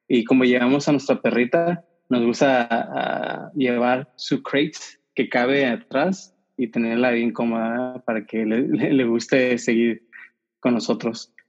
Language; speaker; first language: Spanish; early bilingual, heritage; Spanish